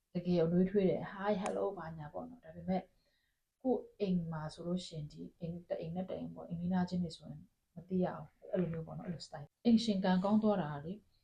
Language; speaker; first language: Burmese; non-native, local second language; Tedim Chin